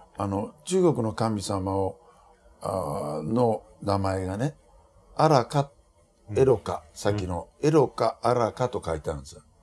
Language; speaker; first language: Japanese; native; Japanese